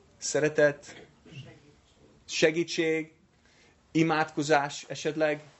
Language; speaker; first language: Hungarian; non-native, fluent; English